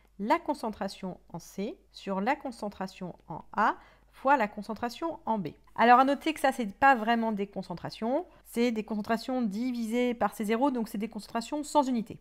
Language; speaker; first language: French; native; French